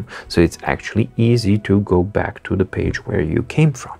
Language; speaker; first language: English; non-native, fluent; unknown